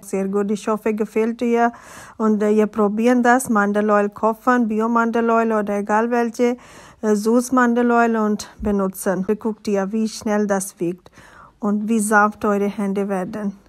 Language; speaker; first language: German; non-native, learner; Urdu